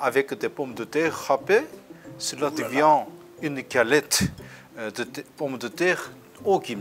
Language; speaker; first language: French; non-native, fluent; Korean